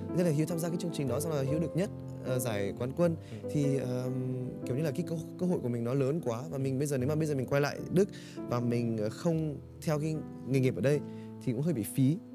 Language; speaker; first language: Vietnamese; early bilingual, heritage; Vietnamese